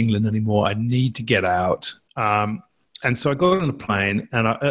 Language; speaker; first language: English; native; English